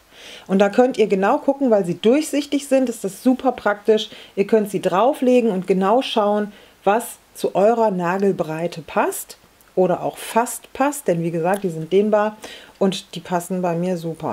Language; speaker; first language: German; native; German